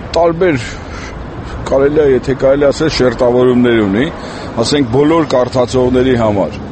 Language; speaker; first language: Armenian; native; Armenian